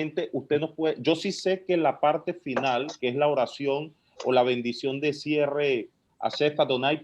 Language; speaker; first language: Spanish; native; Spanish